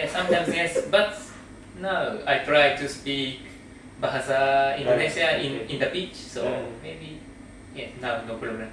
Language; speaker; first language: English; non-native, learner; Japanese